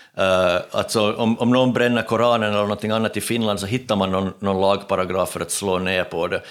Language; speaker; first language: Swedish; native; Swedish